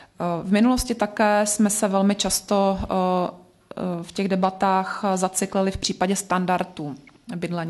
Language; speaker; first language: Czech; native; Czech